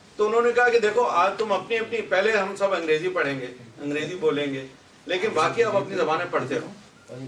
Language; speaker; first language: Urdu; native; Urdu